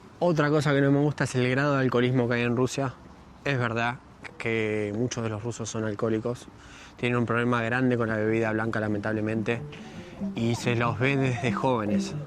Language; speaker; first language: Spanish; native; Spanish